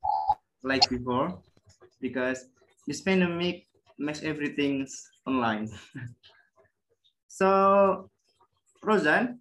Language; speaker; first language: English; non-native, learner; Indonesian